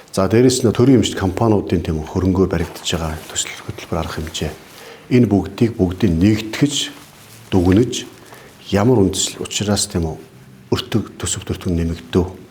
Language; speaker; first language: Mongolian; native; Mongolian